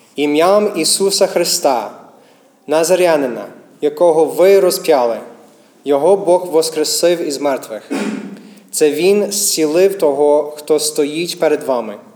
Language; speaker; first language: Ukrainian; non-native, fluent; English